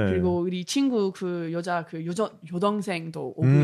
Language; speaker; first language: Korean; non-native, learner; English